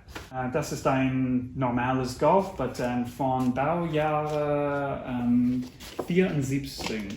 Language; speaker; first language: German; non-native, learner; English